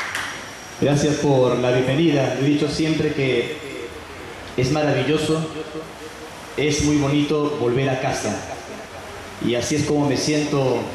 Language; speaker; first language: Spanish; native; Spanish